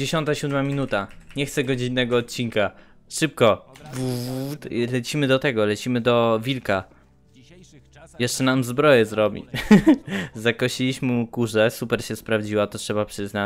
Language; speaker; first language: Polish; native; Polish